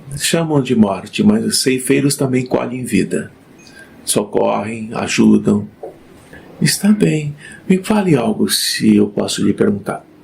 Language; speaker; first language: Portuguese; native; Portuguese